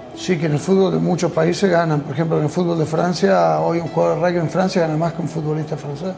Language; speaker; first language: Spanish; native; Spanish